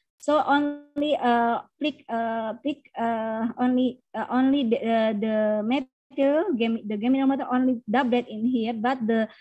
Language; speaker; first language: English; non-native, learner; Indonesian